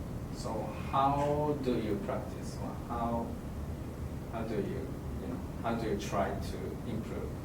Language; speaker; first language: English; non-native, fluent; Japanese